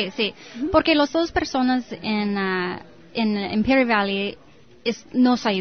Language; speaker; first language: Spanish; non-native, learner; English